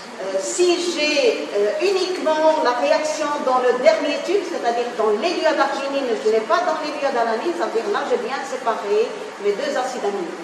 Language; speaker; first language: French; non-native, local second language; Arabic